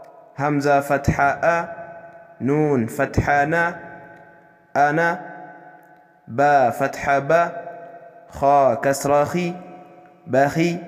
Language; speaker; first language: Arabic; non-native, fluent; Kinyarwanda